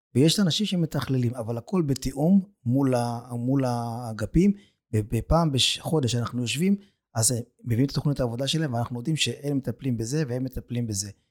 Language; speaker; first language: Hebrew; native; Hebrew